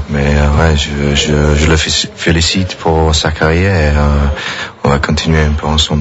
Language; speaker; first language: French; non-native, fluent; English